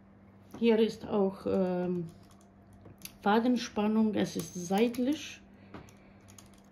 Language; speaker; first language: German; non-native, learner; Bosnian